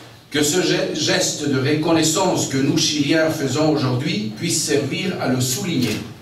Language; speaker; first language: French; non-native, fluent; Spanish